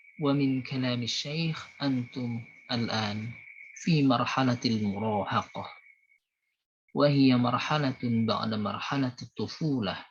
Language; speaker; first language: Arabic; non-native, fluent; Indonesian